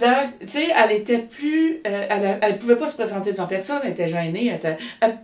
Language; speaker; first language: French; native; French